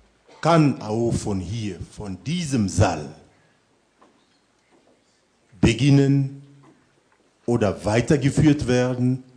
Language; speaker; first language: German; non-native, fluent; French